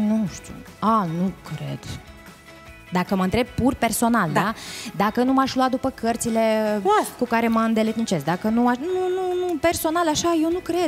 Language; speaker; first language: Romanian; native; Romanian